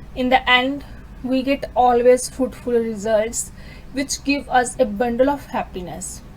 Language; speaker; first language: English; non-native, local second language; Punjabi